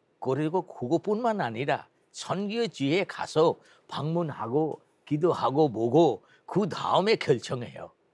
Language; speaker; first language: Korean; non-native, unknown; Bangla